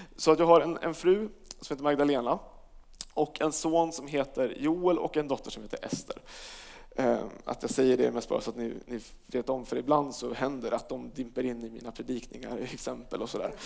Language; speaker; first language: Swedish; native; Swedish